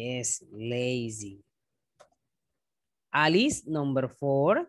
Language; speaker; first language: English; non-native, fluent; Spanish